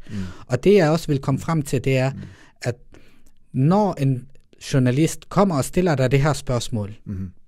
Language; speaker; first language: Danish; early bilingual, other home language; Arabic